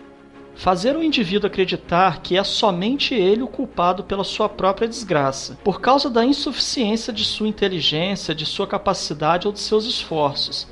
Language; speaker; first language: Portuguese; native; Portuguese